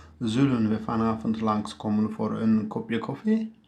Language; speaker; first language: Dutch; non-native, learner; Turkish